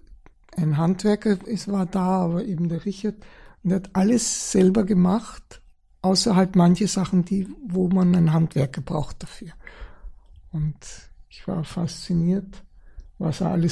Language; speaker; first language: German; early bilingual, other home language; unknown